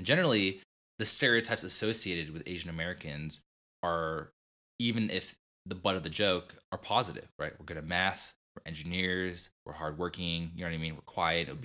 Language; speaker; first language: English; early bilingual, other home language; Vietnamese